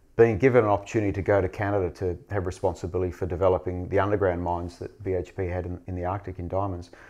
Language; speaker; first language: English; native; English